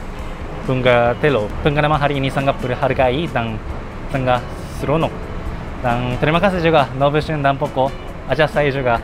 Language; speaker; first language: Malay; non-native, learner; Japanese